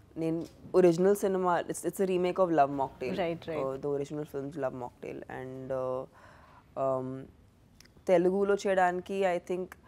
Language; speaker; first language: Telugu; non-native, local second language; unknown